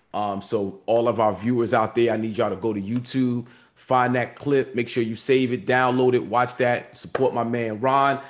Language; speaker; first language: English; native; English